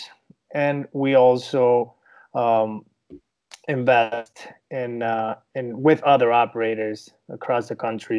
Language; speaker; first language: English; non-native, fluent; Spanish